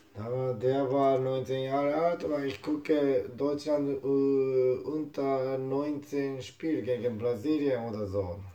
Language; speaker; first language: German; non-native, learner; Japanese